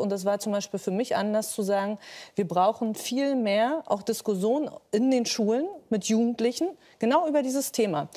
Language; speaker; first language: German; native; German